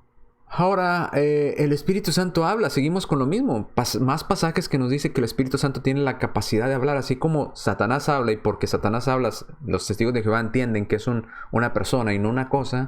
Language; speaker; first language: Spanish; native; Spanish